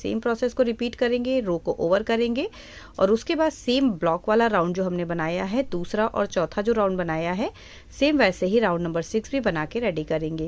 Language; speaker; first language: Hindi; native; Hindi